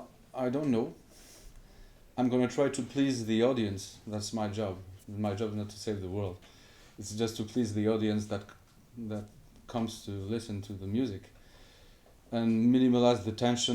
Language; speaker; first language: English; non-native, fluent; French